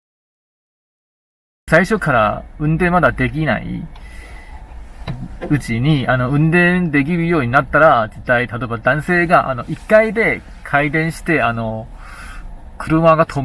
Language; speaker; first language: Japanese; non-native, fluent; Chinese